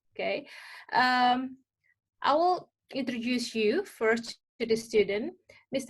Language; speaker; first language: English; non-native, local second language; Indonesian